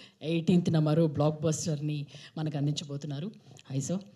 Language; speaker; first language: Telugu; native; Telugu